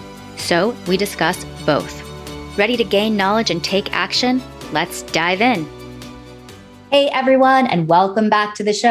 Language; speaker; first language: English; native; English